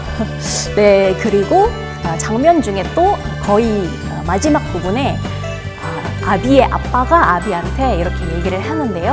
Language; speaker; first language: Korean; non-native, fluent; Indonesian